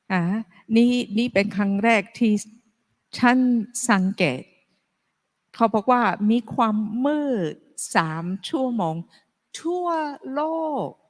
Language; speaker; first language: Thai; non-native, fluent; English